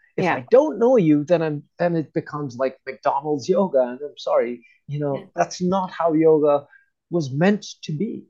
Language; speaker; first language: English; native; English